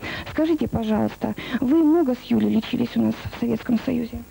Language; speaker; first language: Russian; native; Russian